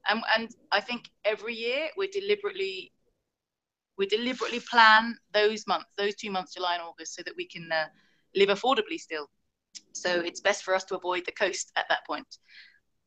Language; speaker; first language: English; native; English